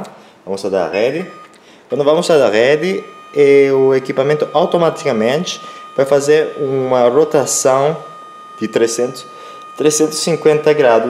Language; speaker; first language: Portuguese; non-native, learner; Spanish